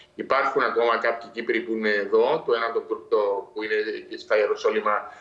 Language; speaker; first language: Greek; native; Greek